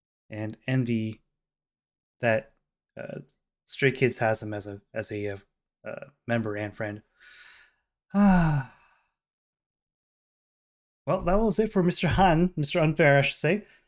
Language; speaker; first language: English; native; English